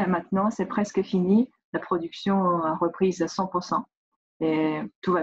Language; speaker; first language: French; non-native, learner; Chinese